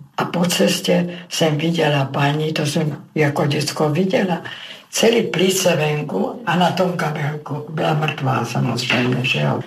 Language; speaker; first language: Czech; native; Czech